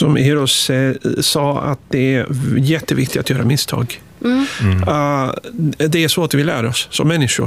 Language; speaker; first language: Swedish; non-native, fluent; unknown